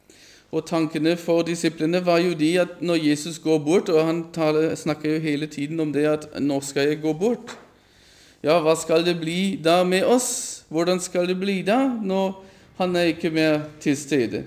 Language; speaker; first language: Norwegian; non-native, fluent; German